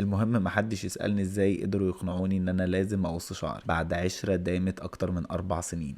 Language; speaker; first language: Arabic; native; Arabic